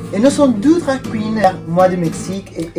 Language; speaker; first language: French; non-native, fluent; Spanish